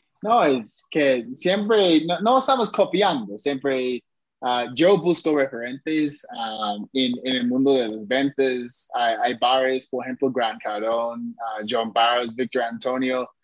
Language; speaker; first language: Spanish; non-native, fluent; English